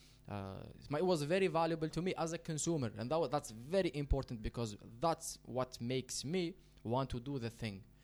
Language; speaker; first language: English; non-native, fluent; Arabic